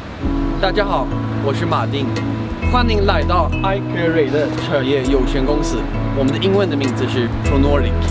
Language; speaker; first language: Chinese; non-native, fluent; Swedish